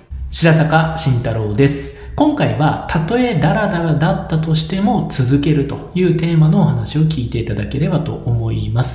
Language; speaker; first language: Japanese; native; Japanese